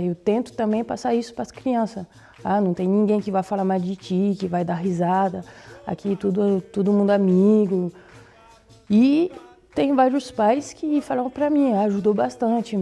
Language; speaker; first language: Portuguese; non-native, fluent; French